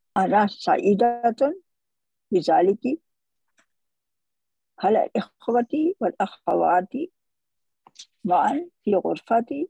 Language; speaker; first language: Arabic; non-native, learner; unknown